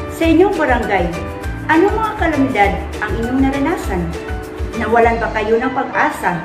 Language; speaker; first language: Filipino; non-native, local second language; Cebuano